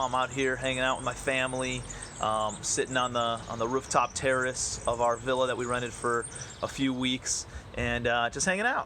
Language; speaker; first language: English; native; English